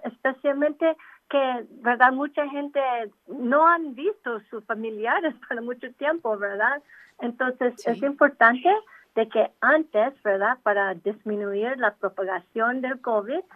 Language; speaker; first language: Spanish; non-native, local second language; English